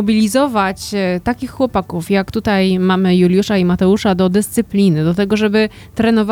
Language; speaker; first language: Polish; native; Polish